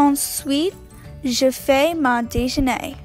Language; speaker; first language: French; non-native, learner; English